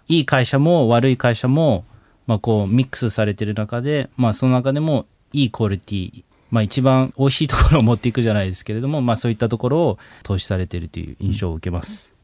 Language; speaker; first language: Japanese; native; Japanese